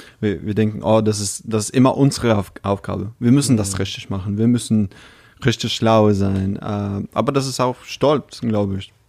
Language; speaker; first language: German; non-native, fluent; Russian